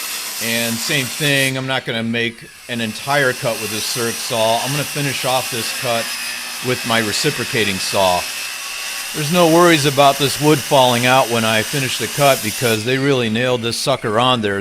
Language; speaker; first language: English; native; English